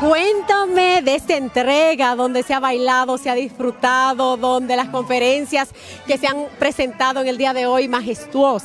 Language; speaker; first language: Spanish; native; Spanish